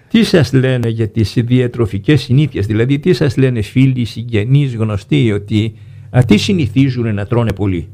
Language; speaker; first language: Greek; native; Greek